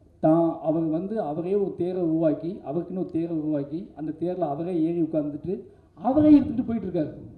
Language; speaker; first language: Tamil; native; Tamil